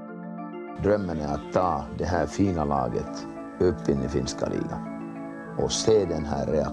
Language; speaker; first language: Swedish; non-native, local second language; Finnish